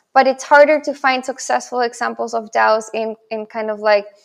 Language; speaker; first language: English; non-native, fluent; Spanish